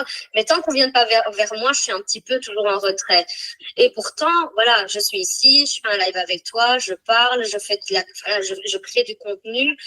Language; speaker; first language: French; native; French